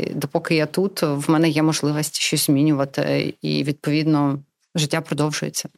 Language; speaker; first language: Ukrainian; non-native, local second language; Russian